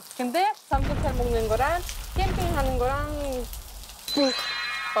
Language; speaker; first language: Korean; non-native, learner; Russian